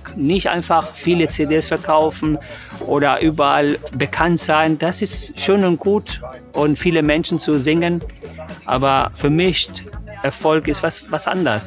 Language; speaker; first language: German; non-native, fluent; English